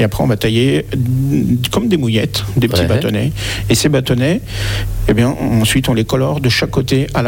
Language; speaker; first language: French; native; French